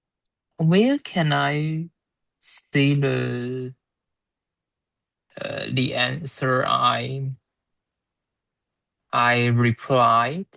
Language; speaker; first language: English; non-native, learner; Chinese